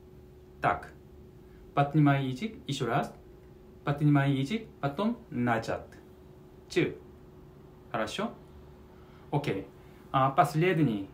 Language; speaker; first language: Russian; non-native, learner; Korean